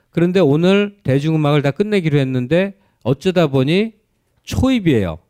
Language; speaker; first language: Korean; native; Korean